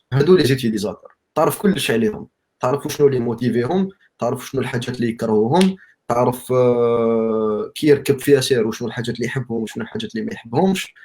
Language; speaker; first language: Arabic; native; Arabic